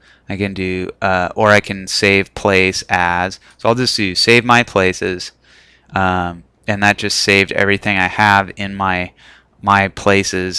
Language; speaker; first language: English; native; English